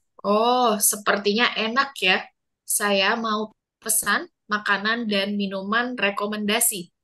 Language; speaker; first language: Indonesian; non-native, learner; Japanese